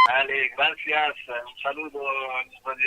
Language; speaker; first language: Spanish; non-native, fluent; French